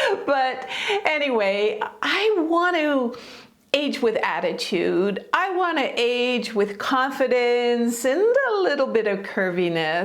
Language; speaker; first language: English; native; English